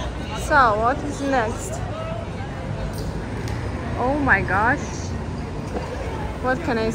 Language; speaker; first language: English; non-native, learner; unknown